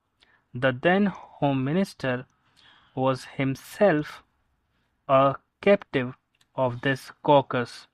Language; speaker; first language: English; non-native, local second language; Hindi